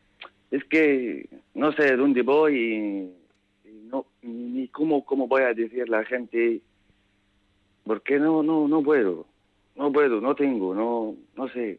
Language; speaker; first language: Spanish; non-native, learner; Arabic